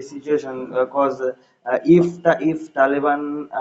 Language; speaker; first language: English; non-native, learner; Bangla